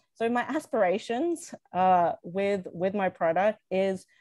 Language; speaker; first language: English; native; English